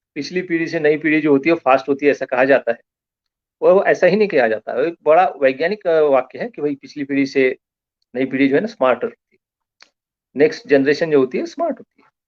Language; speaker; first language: Hindi; non-native, local second language; Marathi